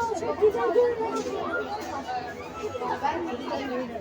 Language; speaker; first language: Turkish; early bilingual, heritage; Turkish